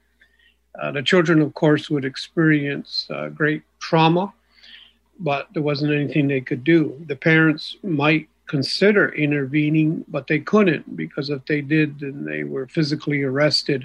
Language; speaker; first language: English; native; English